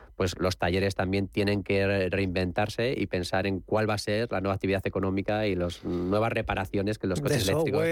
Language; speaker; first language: Spanish; native; Spanish